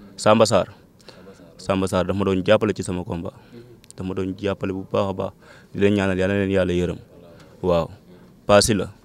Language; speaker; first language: Wolof; native; Wolof